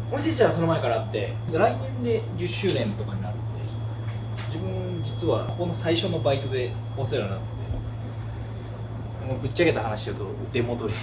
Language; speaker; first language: Japanese; native; Japanese